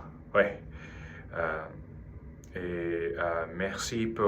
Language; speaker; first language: French; non-native, learner; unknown